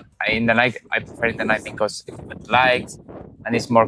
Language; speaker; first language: English; non-native, learner; Spanish